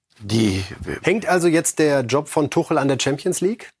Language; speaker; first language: German; native; German